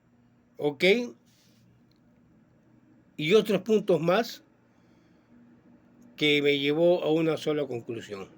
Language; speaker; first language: Spanish; native; Spanish